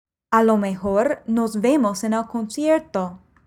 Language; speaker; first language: Spanish; non-native, fluent; English